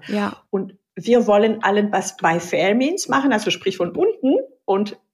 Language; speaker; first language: German; non-native, fluent; French